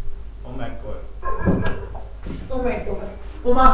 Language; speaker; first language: German; non-native, learner; Hindi